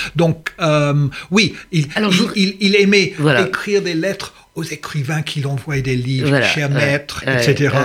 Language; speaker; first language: French; non-native, fluent; English